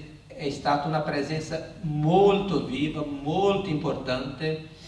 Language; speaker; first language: Italian; non-native, learner; Portuguese